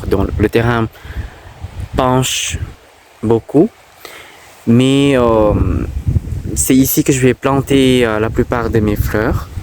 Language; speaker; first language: French; non-native, fluent; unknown